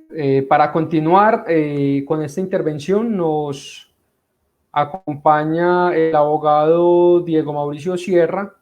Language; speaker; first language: Spanish; native; Spanish